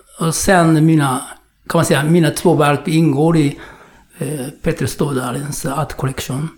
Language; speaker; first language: Swedish; non-native, fluent; Japanese